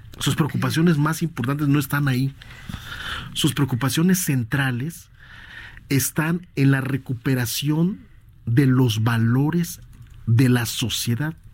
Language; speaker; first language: Spanish; native; Spanish